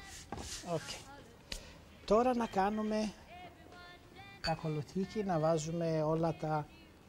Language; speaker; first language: Greek; non-native, learner; Italian